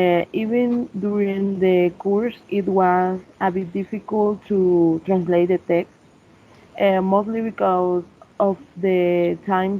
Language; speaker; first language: English; non-native, fluent; Spanish